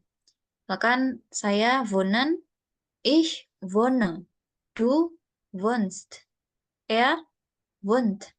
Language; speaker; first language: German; non-native, fluent; Indonesian